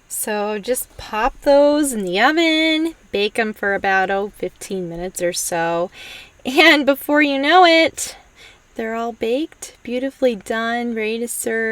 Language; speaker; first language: English; native; English